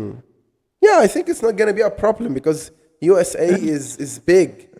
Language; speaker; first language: English; non-native, fluent; Arabic